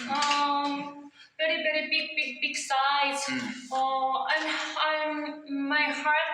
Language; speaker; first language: English; non-native, learner; Thai